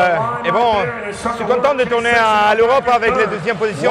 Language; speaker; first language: French; non-native, learner; Spanish